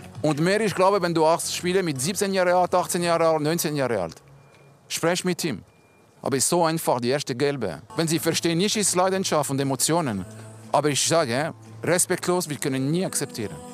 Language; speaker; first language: German; non-native, local second language; French